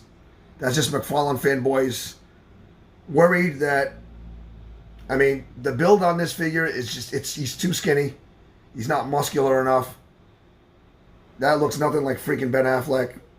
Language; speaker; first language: English; native; English